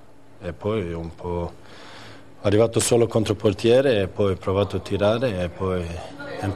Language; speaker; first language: Italian; non-native, fluent; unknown